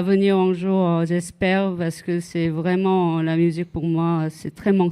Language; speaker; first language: French; non-native, fluent; Korean